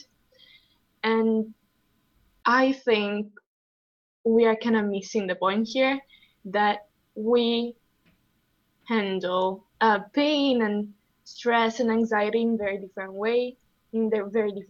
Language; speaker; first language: English; non-native, fluent; Italian